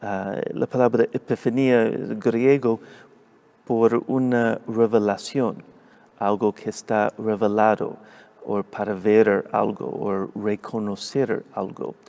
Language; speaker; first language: Spanish; non-native, fluent; English